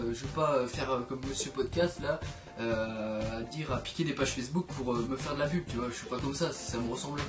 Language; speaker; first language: French; native; French